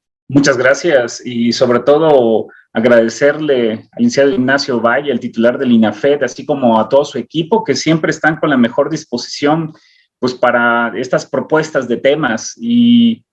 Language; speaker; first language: Spanish; native; Spanish